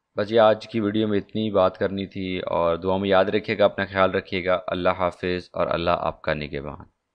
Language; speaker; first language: Urdu; non-native, local second language; Punjabi